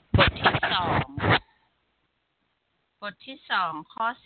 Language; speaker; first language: Thai; native; Thai